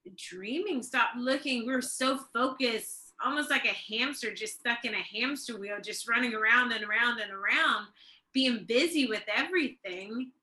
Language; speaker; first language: English; early bilingual, other home language; Swedish